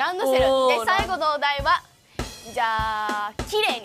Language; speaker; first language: Japanese; native; Japanese